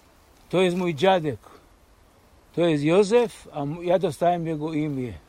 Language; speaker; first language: Polish; early bilingual, heritage; Polish